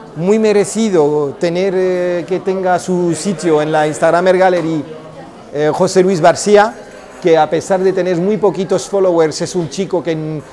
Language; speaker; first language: Spanish; early bilingual, heritage; Spanish